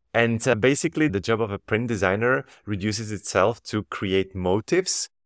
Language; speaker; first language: English; non-native, fluent; Slovak